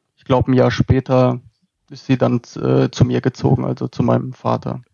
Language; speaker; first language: German; native; German